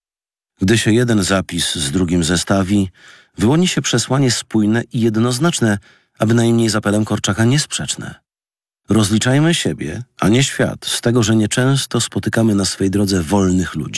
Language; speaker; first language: Polish; native; Polish